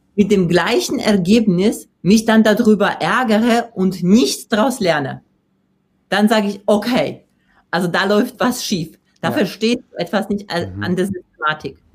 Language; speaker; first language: German; non-native, fluent; Polish